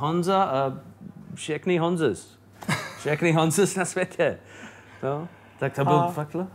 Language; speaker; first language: Czech; non-native, fluent; English